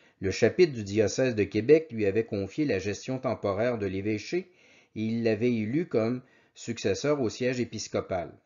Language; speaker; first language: French; native; French